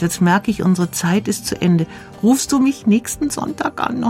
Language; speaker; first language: German; native; German